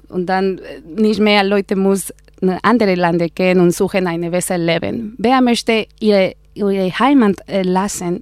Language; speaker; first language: German; non-native, learner; Spanish